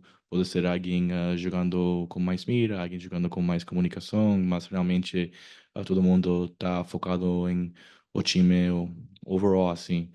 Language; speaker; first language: Portuguese; non-native, learner; English